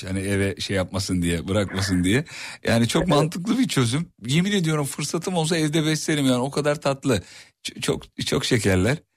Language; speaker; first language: Turkish; native; Turkish